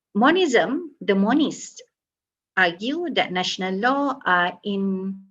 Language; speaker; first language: English; non-native, local second language; Malay